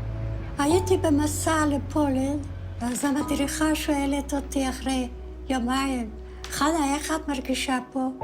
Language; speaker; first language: Hebrew; non-native, fluent; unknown